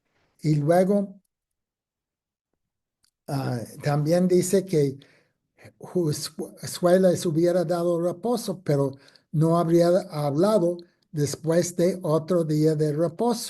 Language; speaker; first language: Spanish; non-native, fluent; English